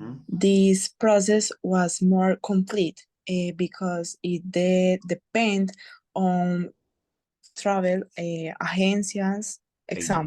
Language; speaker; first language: English; non-native, learner; Spanish